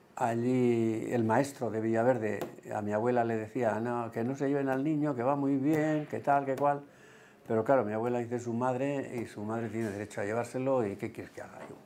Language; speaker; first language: Spanish; native; Spanish